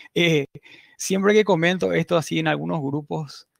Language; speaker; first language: Spanish; native; Spanish